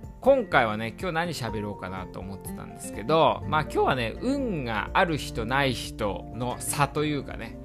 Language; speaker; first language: Japanese; native; Japanese